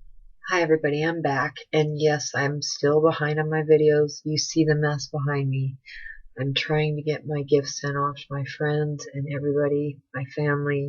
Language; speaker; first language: English; native; English